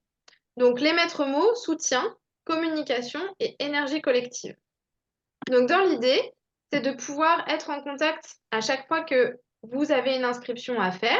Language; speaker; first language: French; native; French